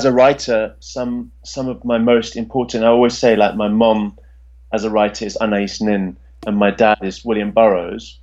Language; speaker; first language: English; native; English